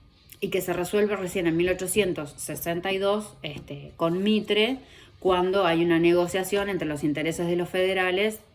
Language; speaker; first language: Spanish; native; Spanish